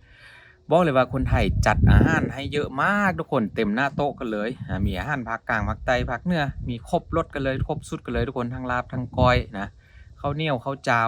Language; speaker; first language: Thai; non-native, local second language; Northeastern Thai